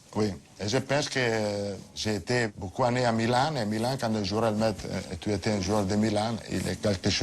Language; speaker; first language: French; non-native, fluent; Italian